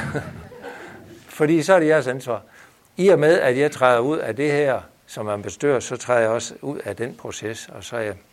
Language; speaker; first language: Danish; native; Danish